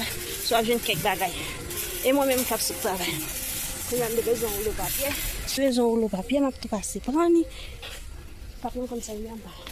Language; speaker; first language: French; non-native, learner; Haitian Creole